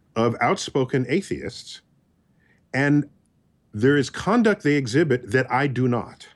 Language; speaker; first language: English; native; English